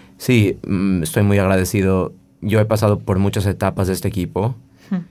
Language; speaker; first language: Spanish; early bilingual, heritage; Spanish